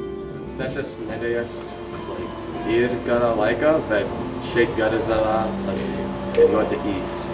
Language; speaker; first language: Latvian; early bilingual, heritage; Latvian